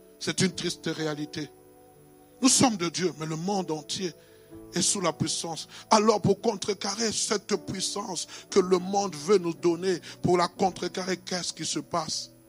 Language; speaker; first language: French; non-native, local second language; Lingala